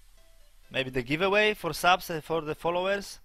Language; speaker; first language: English; non-native, learner; Polish